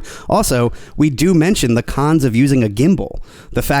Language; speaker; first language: English; native; English